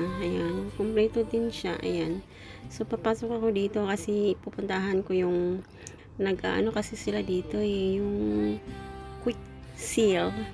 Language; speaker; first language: Filipino; non-native, local second language; Cebuano